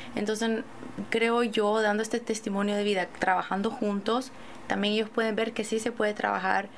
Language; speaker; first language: Spanish; early bilingual, other home language; English